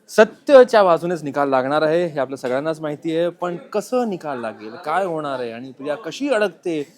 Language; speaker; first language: Marathi; non-native, local second language; Gujarati